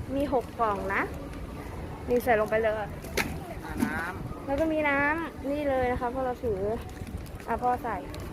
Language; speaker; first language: Thai; native; Thai